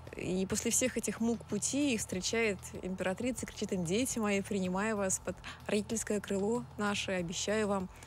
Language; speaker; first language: Russian; native; Russian